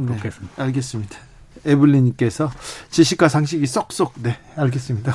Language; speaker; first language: Korean; native; Korean